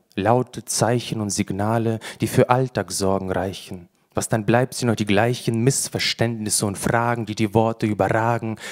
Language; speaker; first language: German; early bilingual, other home language; Russian